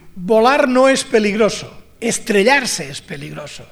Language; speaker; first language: Spanish; non-native, local second language; Catalan